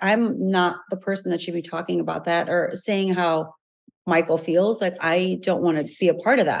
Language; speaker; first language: English; native; English